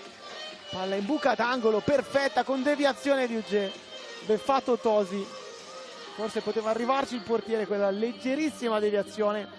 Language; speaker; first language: Italian; native; Italian